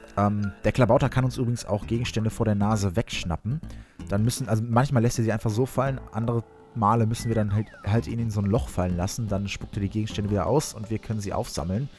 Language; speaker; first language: German; native; German